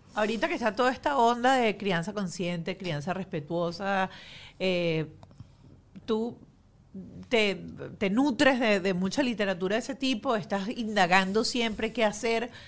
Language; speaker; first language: Spanish; native; Spanish